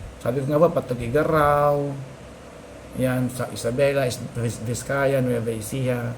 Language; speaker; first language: Filipino; native; Filipino